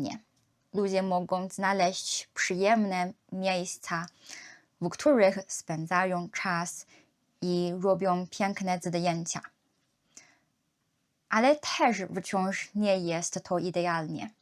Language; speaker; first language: Polish; non-native, learner; Chinese